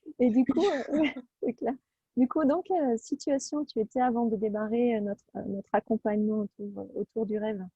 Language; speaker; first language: French; native; French